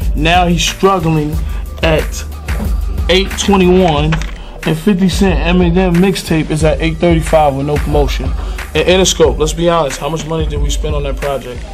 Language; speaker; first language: English; native; English